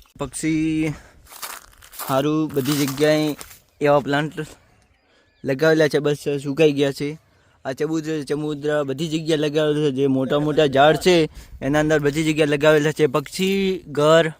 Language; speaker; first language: Gujarati; native; Gujarati